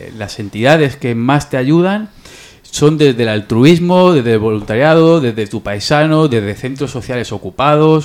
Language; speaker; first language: Spanish; native; Spanish